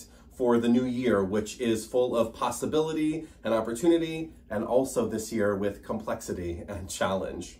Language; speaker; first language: English; native; English